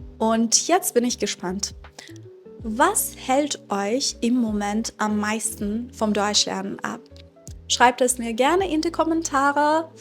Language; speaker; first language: German; non-native, fluent; Persian